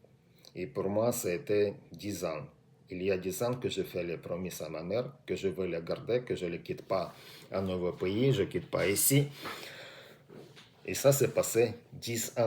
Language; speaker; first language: French; non-native, learner; Russian